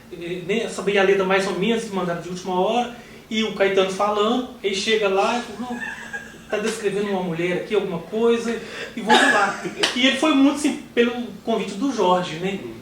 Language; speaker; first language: Portuguese; native; Portuguese